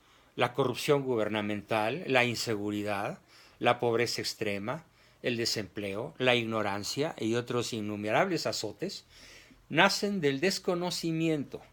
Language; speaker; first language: Spanish; native; Spanish